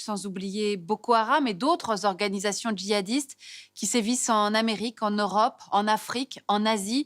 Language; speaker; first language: French; native; French